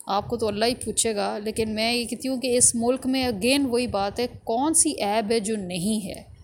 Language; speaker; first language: Urdu; native; Urdu